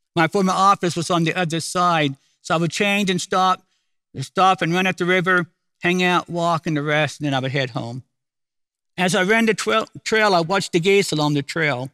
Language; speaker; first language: English; native; English